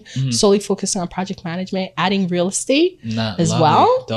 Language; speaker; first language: English; early bilingual, other home language; Akan